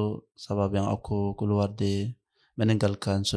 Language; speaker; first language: Indonesian; non-native, learner; Arabic